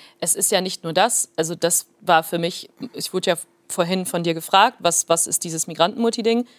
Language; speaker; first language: German; early bilingual, other home language; Plautdietsch